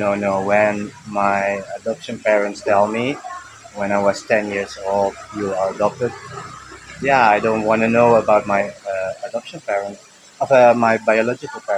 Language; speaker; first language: English; early bilingual, heritage; Dutch